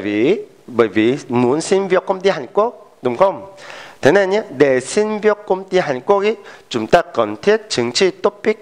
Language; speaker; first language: Vietnamese; non-native, fluent; Korean